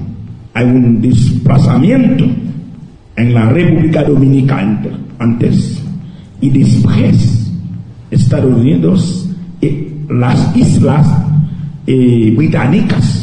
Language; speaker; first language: Spanish; non-native, local second language; Haitian Creole